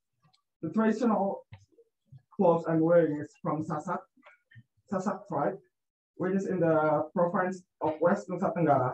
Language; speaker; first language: English; non-native, learner; Indonesian